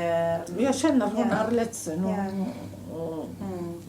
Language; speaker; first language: Swedish; non-native, learner; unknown